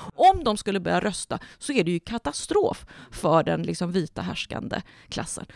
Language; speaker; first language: Swedish; early bilingual, other home language; Spanish